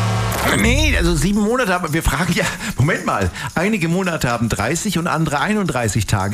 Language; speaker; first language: German; native; German